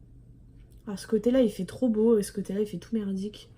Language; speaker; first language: French; native; French